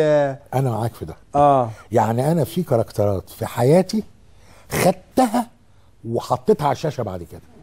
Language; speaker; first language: Arabic; native; Arabic